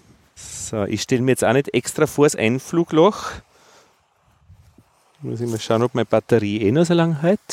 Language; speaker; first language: German; native; German